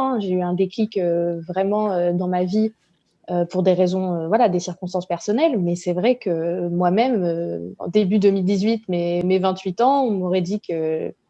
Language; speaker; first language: French; native; French